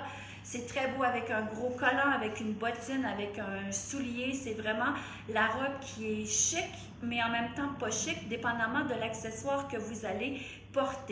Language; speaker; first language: French; native; French